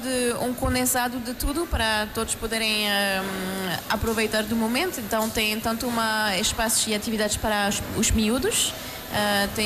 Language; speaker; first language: Portuguese; non-native, fluent; French